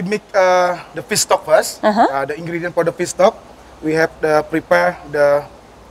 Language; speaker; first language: English; non-native, learner; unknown